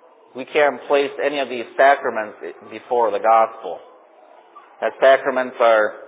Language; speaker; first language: English; native; English